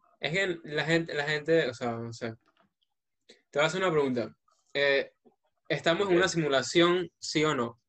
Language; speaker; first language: Spanish; native; Spanish